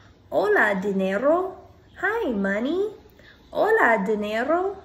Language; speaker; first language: Spanish; non-native, learner; English